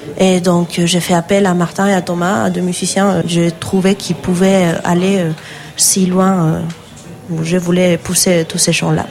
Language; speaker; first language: French; non-native, fluent; Asturian